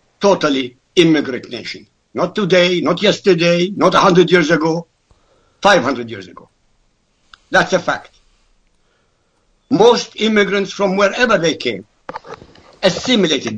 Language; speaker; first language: English; non-native, fluent; Arabic